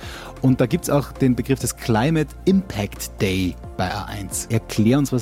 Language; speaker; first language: German; native; German